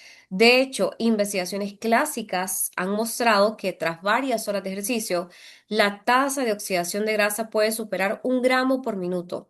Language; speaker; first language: Spanish; native; Spanish